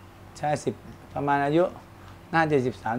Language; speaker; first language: Thai; native; Thai